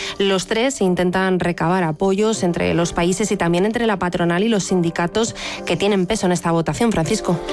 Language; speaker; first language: Spanish; native; Spanish